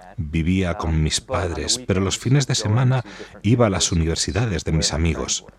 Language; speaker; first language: Spanish; non-native, fluent; English